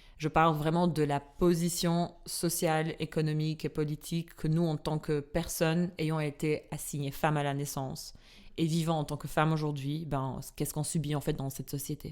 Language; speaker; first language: French; non-native, fluent; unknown